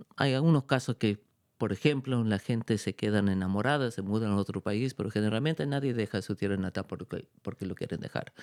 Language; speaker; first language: Spanish; early bilingual, heritage; Spanish